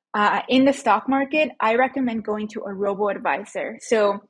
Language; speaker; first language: English; early bilingual, other home language; Spanish